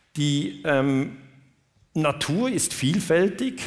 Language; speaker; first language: German; native; German